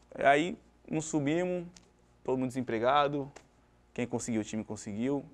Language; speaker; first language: Portuguese; native; Portuguese